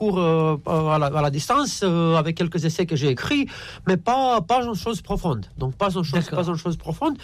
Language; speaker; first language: French; non-native, fluent; Romanian